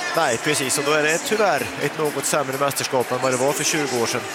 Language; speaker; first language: Swedish; native; Swedish